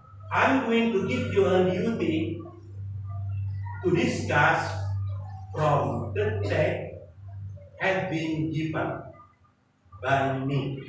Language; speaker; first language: English; non-native, learner; Indonesian